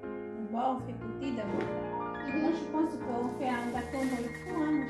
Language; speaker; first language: French; non-native, learner; Hmong